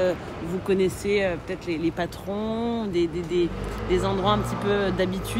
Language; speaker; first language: French; native; French